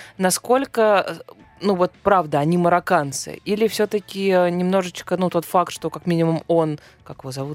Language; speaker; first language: Russian; native; Russian